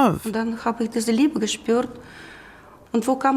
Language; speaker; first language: German; non-native, learner; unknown